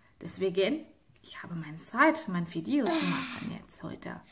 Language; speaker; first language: German; non-native, learner; Indonesian